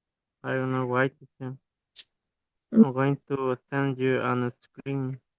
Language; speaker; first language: English; non-native, learner; Spanish